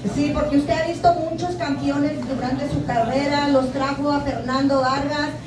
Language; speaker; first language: Spanish; early bilingual, other home language; English